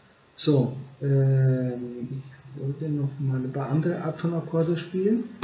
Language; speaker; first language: German; non-native, fluent; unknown